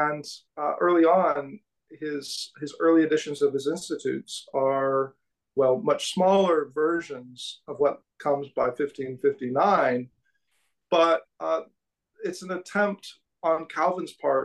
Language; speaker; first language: English; native; English